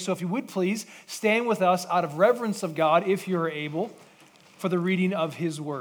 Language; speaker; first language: English; native; English